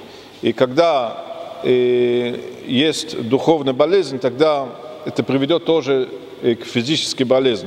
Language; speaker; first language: Russian; non-native, fluent; German